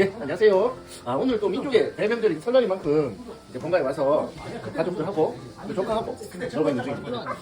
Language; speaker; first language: Korean; native; Korean